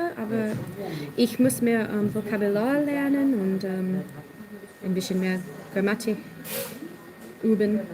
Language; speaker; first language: German; non-native, learner; English